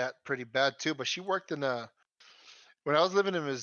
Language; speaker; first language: English; early bilingual, other home language; Spanish